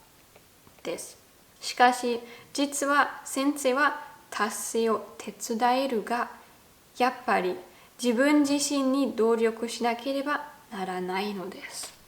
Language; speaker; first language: Japanese; non-native, fluent; German